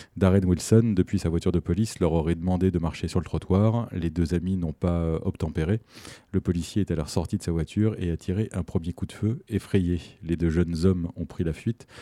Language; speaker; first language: French; native; French